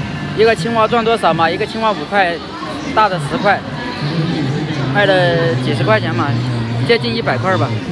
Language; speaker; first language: Chinese; native; Chinese